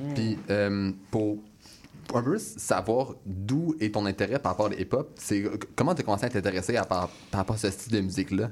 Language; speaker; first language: French; native; French